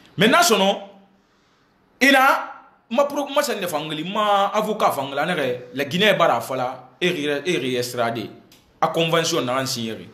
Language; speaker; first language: French; non-native, local second language; Susu